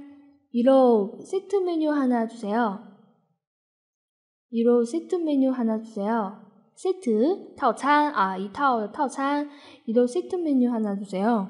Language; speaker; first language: Korean; non-native, fluent; Chinese